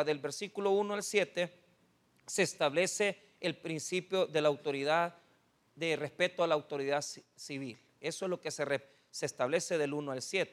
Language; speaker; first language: Spanish; native; Spanish